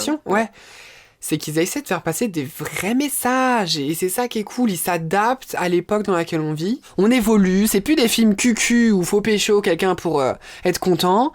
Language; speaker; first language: French; native; French